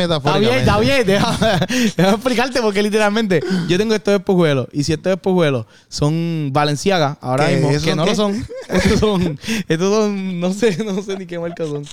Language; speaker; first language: Spanish; native; Spanish